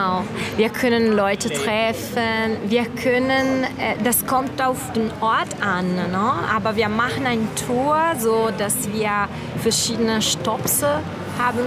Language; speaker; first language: German; non-native, fluent; Italian